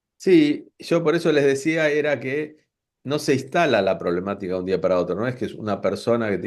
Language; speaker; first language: Spanish; native; Spanish